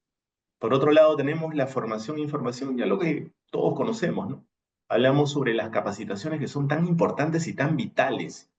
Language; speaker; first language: Spanish; native; Spanish